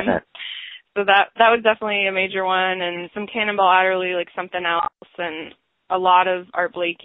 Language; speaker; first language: English; native; English